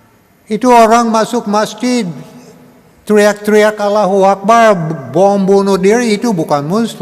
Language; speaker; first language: Indonesian; non-native, learner; English